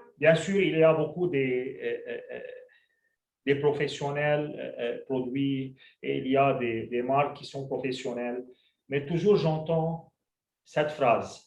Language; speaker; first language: French; non-native, local second language; Arabic